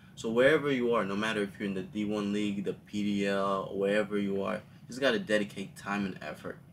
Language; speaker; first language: English; early bilingual, other home language; Haitian Creole